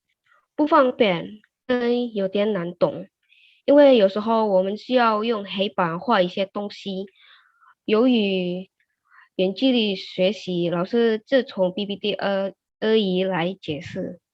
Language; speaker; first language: Chinese; early bilingual, heritage; Chinese